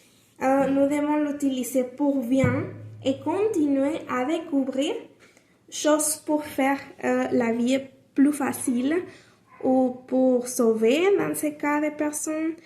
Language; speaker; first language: French; non-native, learner; Spanish